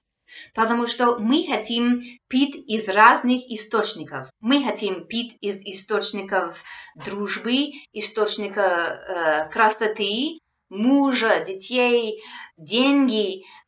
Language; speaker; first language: Russian; non-native, fluent; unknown